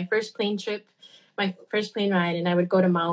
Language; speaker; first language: English; native; English